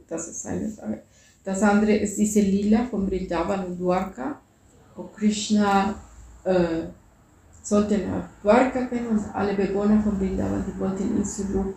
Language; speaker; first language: German; non-native, fluent; Spanish